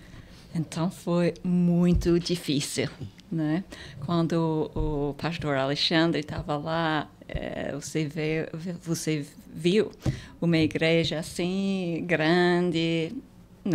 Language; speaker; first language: Portuguese; non-native, fluent; English